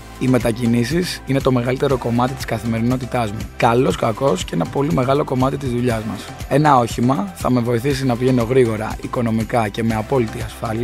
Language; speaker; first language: Greek; native; Greek